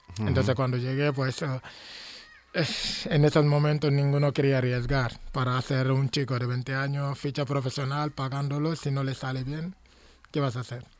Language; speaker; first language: Spanish; non-native, local second language; Fang